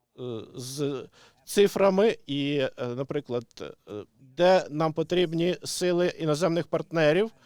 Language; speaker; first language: Ukrainian; non-native, local second language; Russian